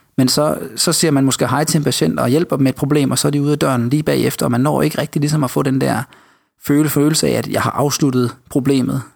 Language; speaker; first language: Danish; native; Danish